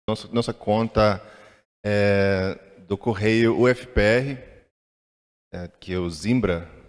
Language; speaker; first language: Portuguese; non-native, fluent; English